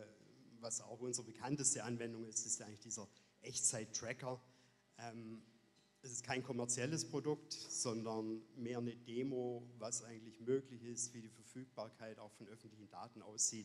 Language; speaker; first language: German; native; German